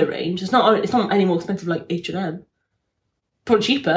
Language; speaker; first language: English; native; English